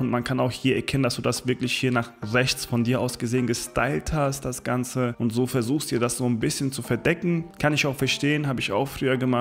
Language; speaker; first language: German; native; German